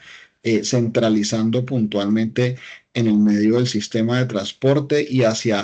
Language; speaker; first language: Spanish; native; Spanish